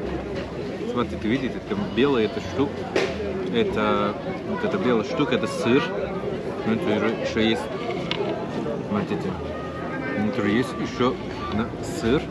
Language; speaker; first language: Russian; non-native, learner; Turkish